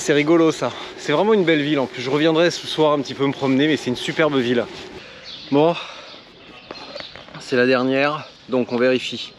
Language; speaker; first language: French; native; French